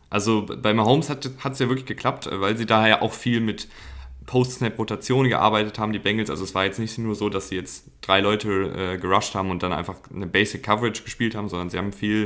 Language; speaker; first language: German; native; German